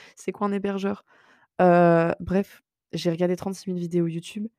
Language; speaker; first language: French; native; French